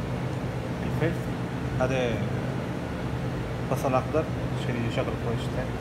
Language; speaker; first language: Arabic; non-native, learner; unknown